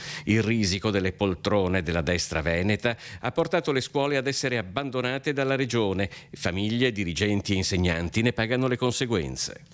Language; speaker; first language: Italian; native; Italian